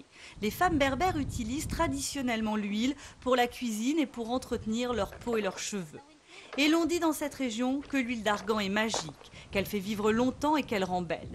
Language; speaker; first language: French; native; French